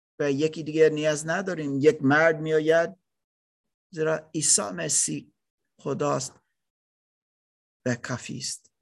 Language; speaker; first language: Persian; non-native, learner; German